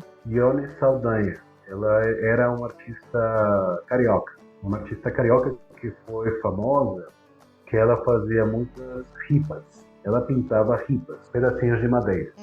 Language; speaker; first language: Portuguese; non-native, fluent; Spanish